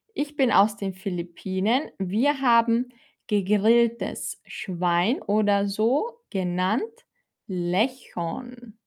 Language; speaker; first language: German; non-native, fluent; Filipino